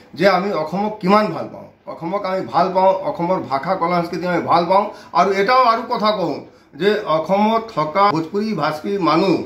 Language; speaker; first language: Assamese; non-native, local second language; Bhojpuri